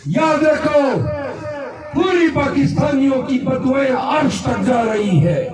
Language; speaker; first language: Urdu; non-native, local second language; Pashto